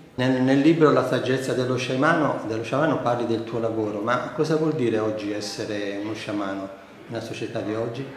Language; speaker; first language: Italian; native; Italian